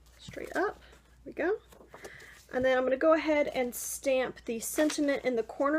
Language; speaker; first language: English; native; English